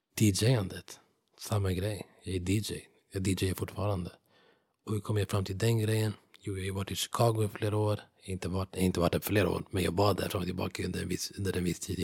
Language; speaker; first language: Swedish; non-native, fluent; English